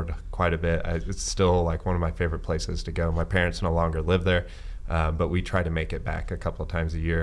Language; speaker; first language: English; native; English